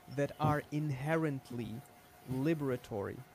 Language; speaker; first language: English; non-native, fluent; Portuguese